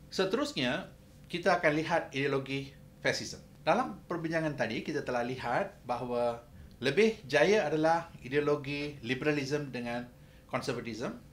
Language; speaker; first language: Malay; non-native, local second language; Tamil